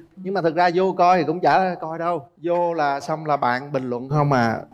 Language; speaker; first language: Vietnamese; native; Vietnamese